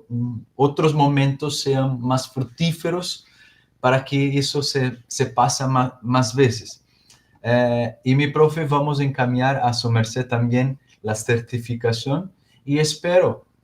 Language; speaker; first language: Spanish; non-native, learner; Portuguese